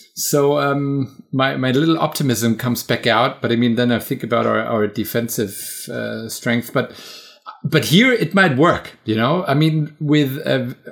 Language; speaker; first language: English; non-native, fluent; German